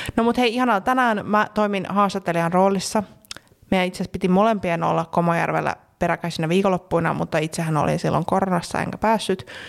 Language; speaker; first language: Finnish; native; Finnish